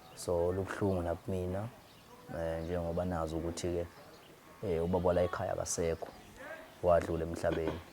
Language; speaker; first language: Zulu; native; Zulu